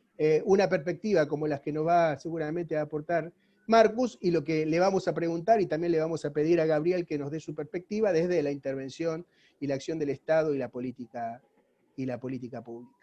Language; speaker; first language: Spanish; native; Spanish